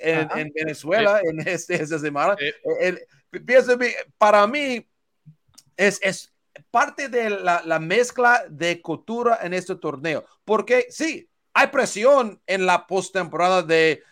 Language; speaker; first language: Spanish; non-native, learner; English